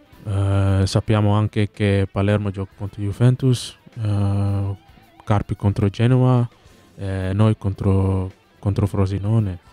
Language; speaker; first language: Italian; non-native, learner; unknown